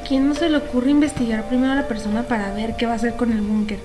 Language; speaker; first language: Spanish; native; Spanish